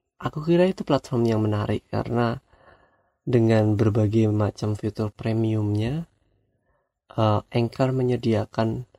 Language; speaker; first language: Indonesian; non-native, local second language; Javanese